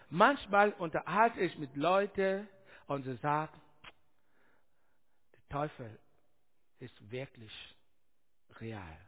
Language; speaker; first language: German; non-native, learner; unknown